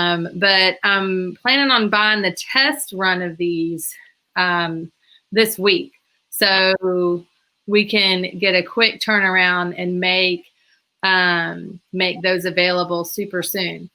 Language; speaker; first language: English; native; English